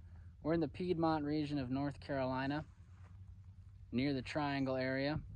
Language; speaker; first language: English; native; English